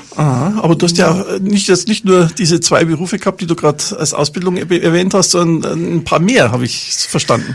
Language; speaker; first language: German; native; German